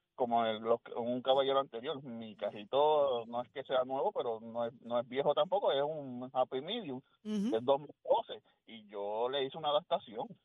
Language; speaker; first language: Spanish; native; Spanish